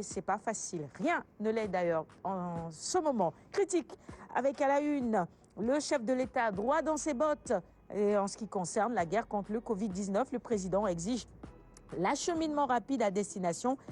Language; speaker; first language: French; non-native, local second language; Wolof